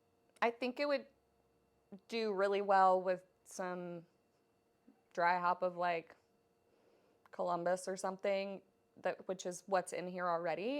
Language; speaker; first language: English; native; English